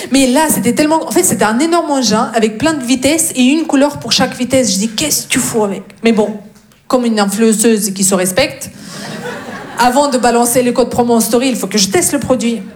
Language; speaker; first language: French; non-native, fluent; Russian